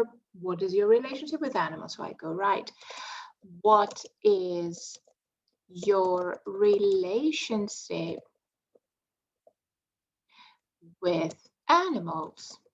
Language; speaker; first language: English; non-native, fluent; Greek